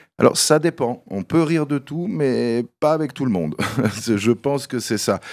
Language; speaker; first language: French; early bilingual, other home language; Kabyle